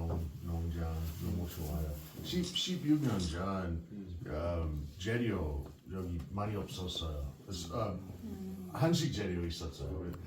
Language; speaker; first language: Korean; non-native, learner; English